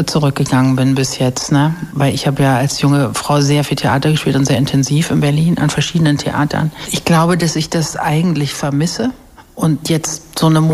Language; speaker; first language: German; native; German